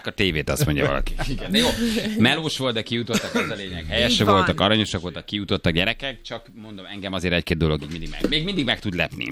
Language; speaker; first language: Hungarian; native; Hungarian